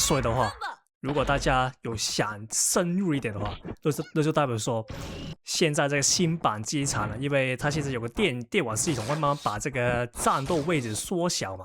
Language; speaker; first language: Chinese; non-native, local second language; Cantonese